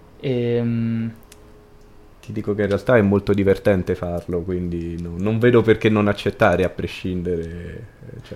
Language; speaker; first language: Italian; native; Italian